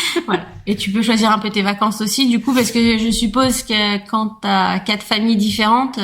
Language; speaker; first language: French; native; French